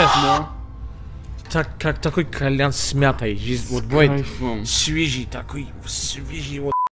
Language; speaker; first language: Russian; native; Russian